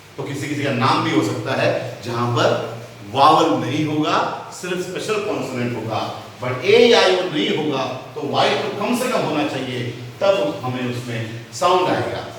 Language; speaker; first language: Hindi; non-native, local second language; Konkani